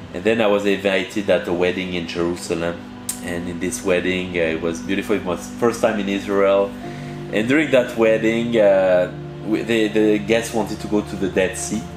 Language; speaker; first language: English; early bilingual, heritage; French